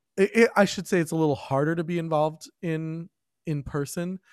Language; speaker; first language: English; native; English